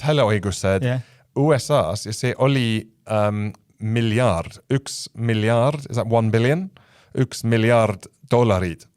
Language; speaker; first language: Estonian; non-native, fluent; English